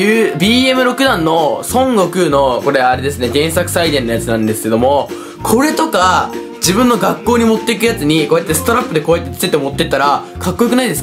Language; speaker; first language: Japanese; native; Japanese